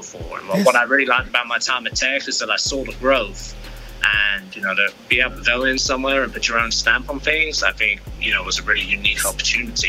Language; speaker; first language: English; native; English